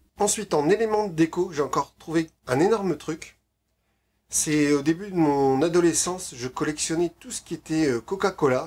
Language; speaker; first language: French; native; French